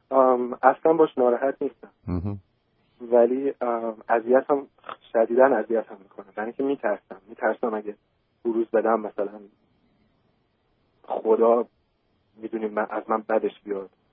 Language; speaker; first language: Persian; early bilingual, heritage; Persian